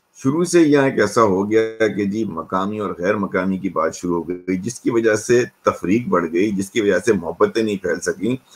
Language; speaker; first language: Urdu; native; Urdu